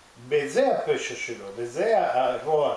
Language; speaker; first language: Hebrew; non-native, fluent; Spanish